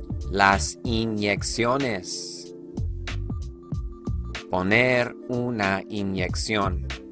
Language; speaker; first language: Spanish; non-native, fluent; English